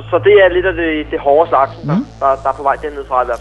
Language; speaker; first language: Danish; native; Danish